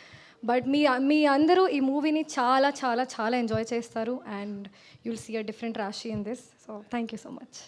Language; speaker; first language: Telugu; non-native, learner; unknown